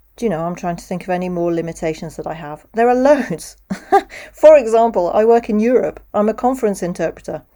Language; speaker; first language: English; native; English